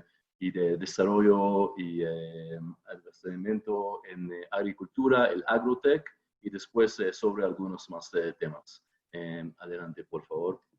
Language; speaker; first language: Spanish; non-native, fluent; Hebrew